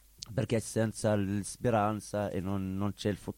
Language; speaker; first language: Italian; non-native, learner; Arabic